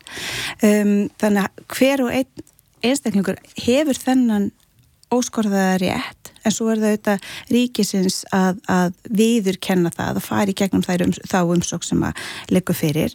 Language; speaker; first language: Icelandic; native; Icelandic